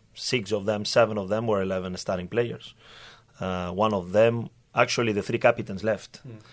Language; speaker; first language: English; non-native, fluent; Spanish